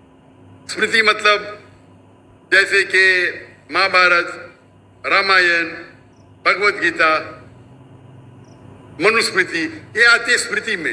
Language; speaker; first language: Hindi; non-native, local second language; Konkani